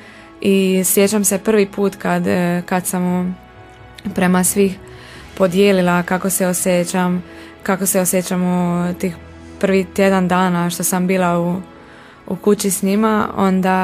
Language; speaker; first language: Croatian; non-native, local second language; Hungarian